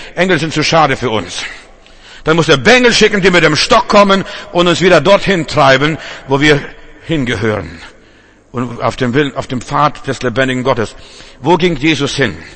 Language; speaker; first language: German; non-native, fluent; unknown